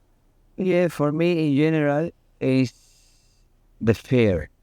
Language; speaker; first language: English; non-native, learner; Spanish